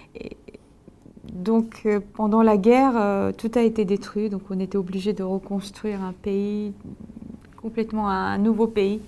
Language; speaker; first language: French; non-native, fluent; Korean